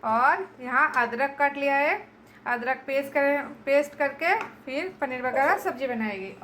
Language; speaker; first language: Hindi; non-native, local second language; Bangla